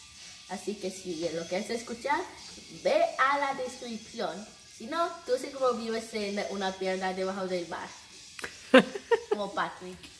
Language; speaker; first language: Spanish; early bilingual, heritage; English